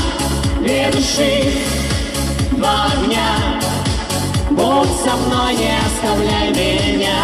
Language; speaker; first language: Russian; native; Russian